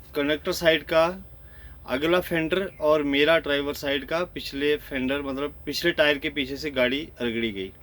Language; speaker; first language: Hindi; native; Hindi